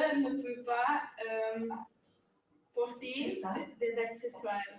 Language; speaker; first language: French; non-native, learner; Dutch